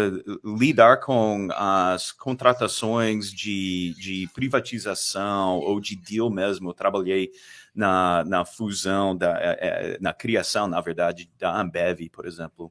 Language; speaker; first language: Portuguese; non-native, fluent; English